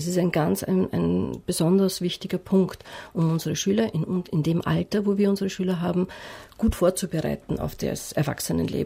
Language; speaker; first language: German; native; German